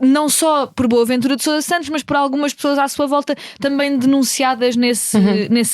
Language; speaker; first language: Portuguese; native; Portuguese